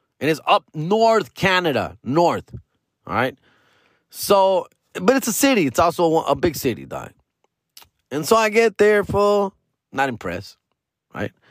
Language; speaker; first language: English; early bilingual, other home language; Spanish